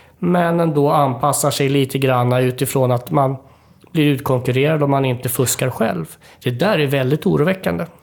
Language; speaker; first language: Swedish; native; Swedish